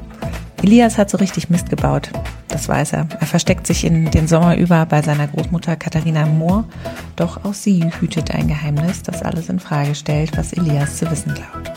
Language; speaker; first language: German; native; German